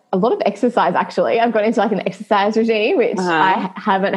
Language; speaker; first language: English; native; English